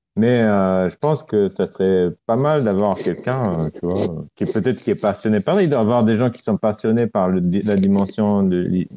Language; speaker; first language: French; non-native, fluent; Romanian